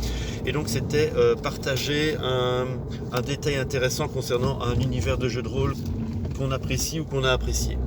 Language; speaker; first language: French; native; French